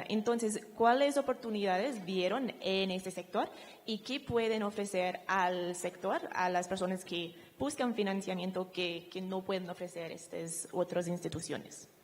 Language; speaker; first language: Spanish; non-native, fluent; English